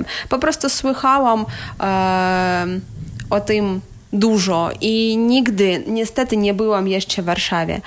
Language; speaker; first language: Polish; non-native, learner; Ukrainian